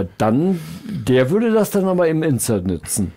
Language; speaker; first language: German; native; German